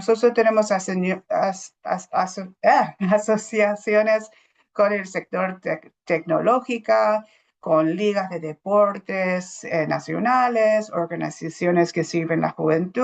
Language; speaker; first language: Spanish; non-native, fluent; English